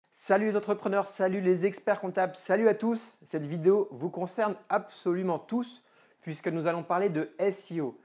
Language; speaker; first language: French; native; French